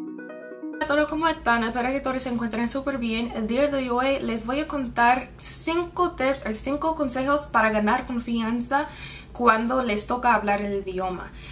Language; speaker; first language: Spanish; non-native, fluent; English